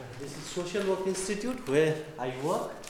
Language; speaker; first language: English; non-native, fluent; Nepali